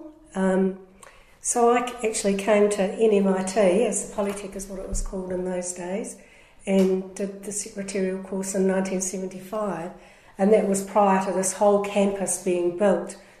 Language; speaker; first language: English; native; English